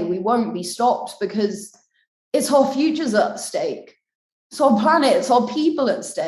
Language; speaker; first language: English; native; English